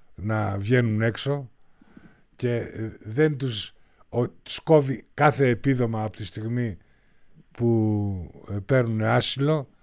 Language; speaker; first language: Greek; native; Greek